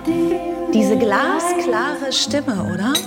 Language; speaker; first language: German; native; German